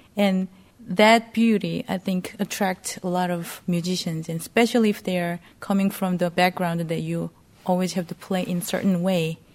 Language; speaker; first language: English; non-native, fluent; Korean